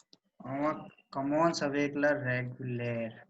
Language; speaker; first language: French; non-native, learner; Hindi